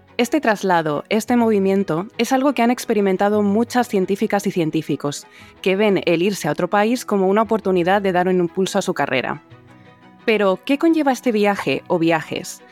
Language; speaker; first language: Spanish; native; Spanish